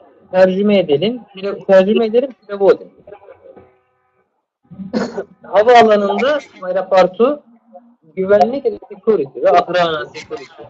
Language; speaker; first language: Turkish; non-native, fluent; Russian